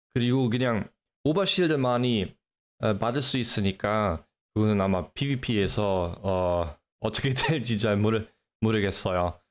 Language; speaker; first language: Korean; non-native, fluent; English